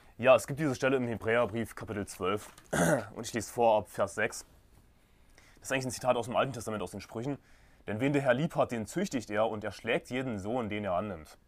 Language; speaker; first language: German; native; German